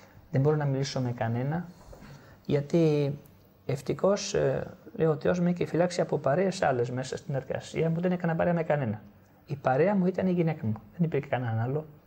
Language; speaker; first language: Greek; non-native, fluent; Italian